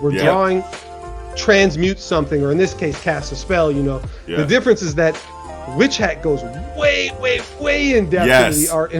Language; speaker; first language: English; native; English